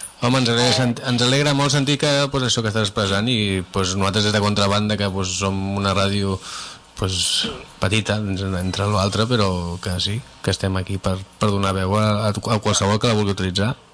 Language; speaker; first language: Catalan; native; Catalan